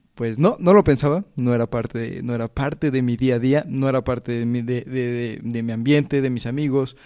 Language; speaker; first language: Spanish; native; Spanish